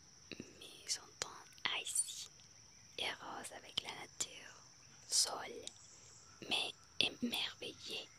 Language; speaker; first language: French; non-native, fluent; Spanish